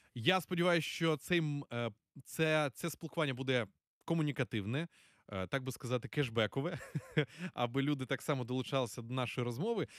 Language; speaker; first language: Ukrainian; native; Ukrainian